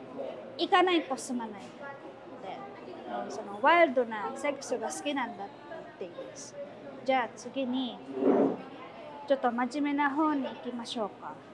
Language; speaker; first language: Japanese; non-native, fluent; Filipino